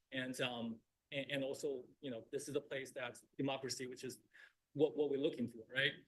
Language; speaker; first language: English; non-native, fluent; Chinese